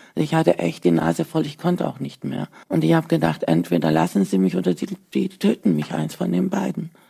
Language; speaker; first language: German; early bilingual, other home language; Turkish